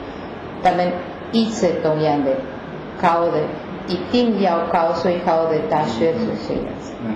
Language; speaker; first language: Chinese; non-native, learner; Spanish